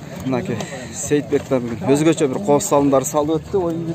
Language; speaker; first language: Kyrgyz; native; Kyrgyz